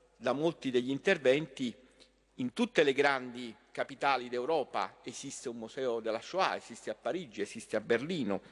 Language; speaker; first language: Italian; native; Italian